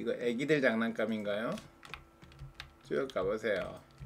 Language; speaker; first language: Korean; native; Korean